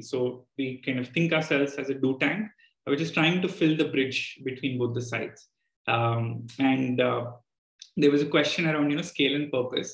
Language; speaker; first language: English; non-native, local second language; Telugu